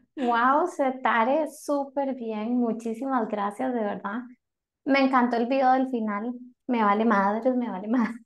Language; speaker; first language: Spanish; native; Spanish